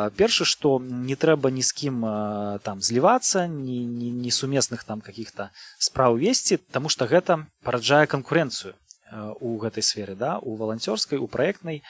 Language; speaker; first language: Belarusian; native; Belarusian